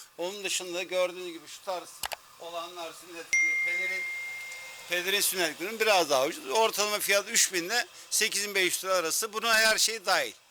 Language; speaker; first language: Turkish; native; Turkish